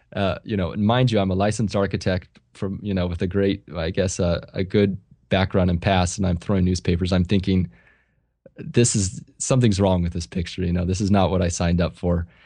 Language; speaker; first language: English; native; English